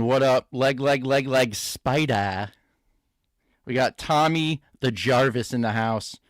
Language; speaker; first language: English; native; English